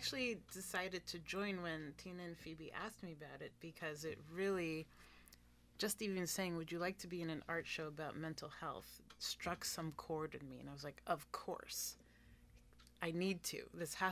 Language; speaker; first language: English; non-native, fluent; Spanish